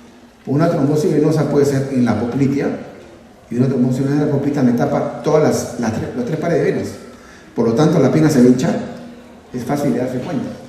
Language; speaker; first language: Spanish; native; Spanish